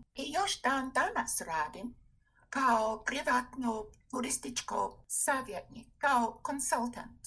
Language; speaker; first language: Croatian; non-native, fluent; English